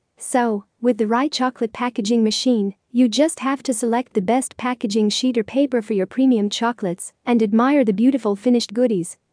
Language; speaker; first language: English; non-native, learner; Arabic